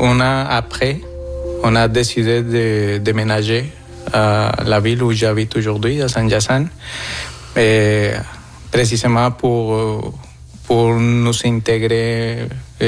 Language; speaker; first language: French; non-native, fluent; Spanish